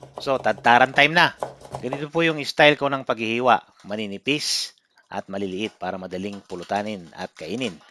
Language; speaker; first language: Filipino; non-native, local second language; Iloko